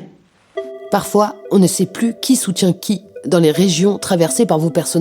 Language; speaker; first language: French; native; French